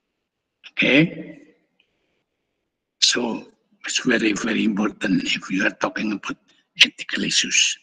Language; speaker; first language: English; non-native, fluent; Indonesian